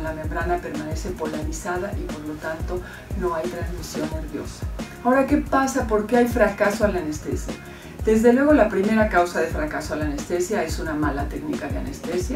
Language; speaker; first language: Spanish; native; Spanish